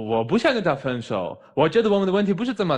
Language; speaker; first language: Chinese; non-native, fluent; German